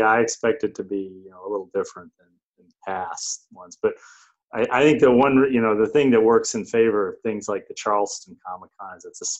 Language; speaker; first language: English; native; English